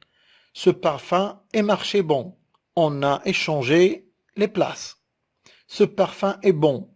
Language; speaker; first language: French; non-native, local second language; Arabic